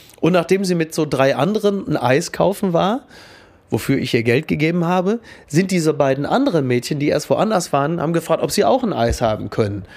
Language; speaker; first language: German; native; German